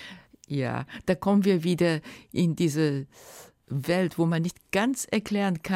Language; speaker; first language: German; non-native, fluent; Japanese